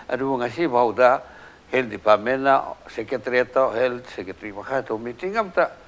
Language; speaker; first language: Manipuri; native; Manipuri